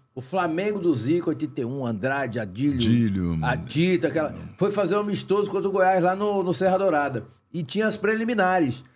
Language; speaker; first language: Portuguese; native; Portuguese